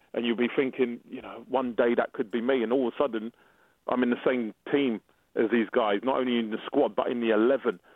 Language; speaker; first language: English; native; English